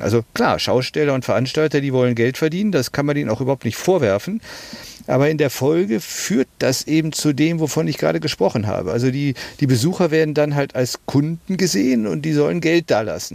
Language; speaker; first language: German; native; German